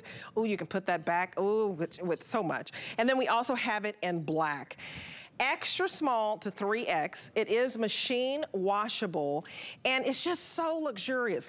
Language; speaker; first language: English; native; English